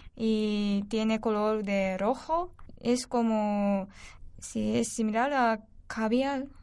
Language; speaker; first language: Spanish; non-native, learner; Japanese